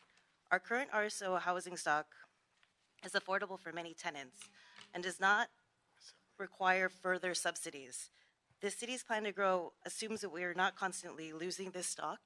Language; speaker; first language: English; native; English